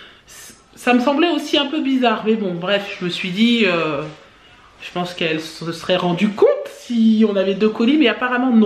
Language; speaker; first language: French; native; French